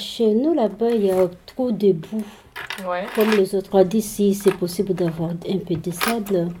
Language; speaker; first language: French; non-native, learner; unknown